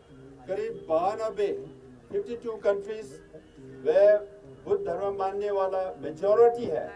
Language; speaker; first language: Hindi; non-native, learner; Tibetan